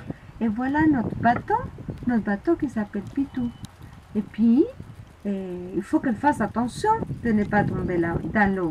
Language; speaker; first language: French; non-native, fluent; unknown